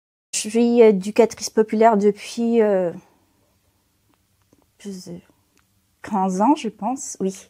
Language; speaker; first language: French; non-native, fluent; Spanish